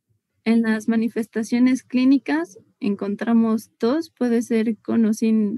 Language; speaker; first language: Spanish; native; Spanish